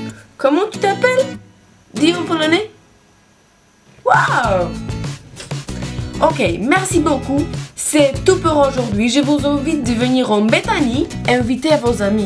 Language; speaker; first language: French; non-native, fluent; Polish